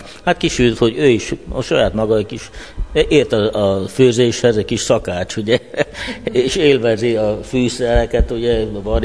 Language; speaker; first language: Hungarian; early bilingual, heritage; Hungarian